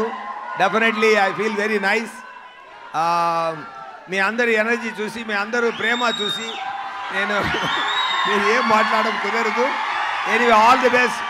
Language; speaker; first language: Telugu; non-native, learner; Tamil